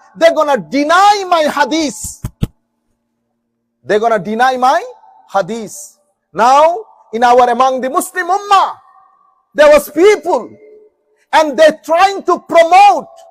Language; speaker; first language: English; non-native, local second language; Bangla